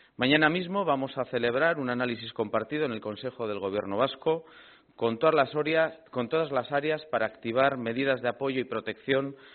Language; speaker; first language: Spanish; native; Spanish